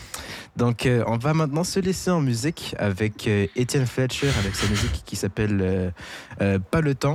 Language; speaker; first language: French; native; French